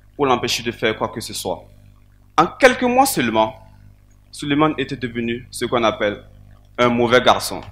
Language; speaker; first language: French; non-native, local second language; Mossi